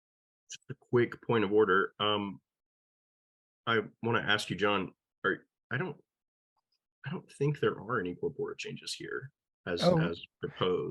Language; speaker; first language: English; native; English